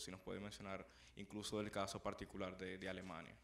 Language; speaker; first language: Spanish; native; Spanish